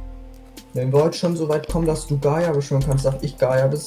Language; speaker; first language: German; native; German